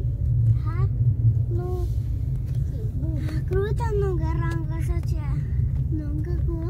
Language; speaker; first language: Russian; early bilingual, other home language; Tajik